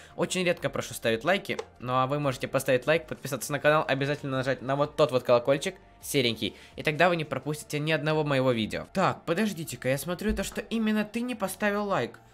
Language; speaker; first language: Russian; native; Russian